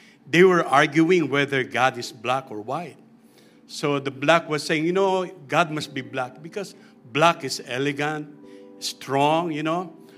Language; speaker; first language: English; non-native, local second language; Filipino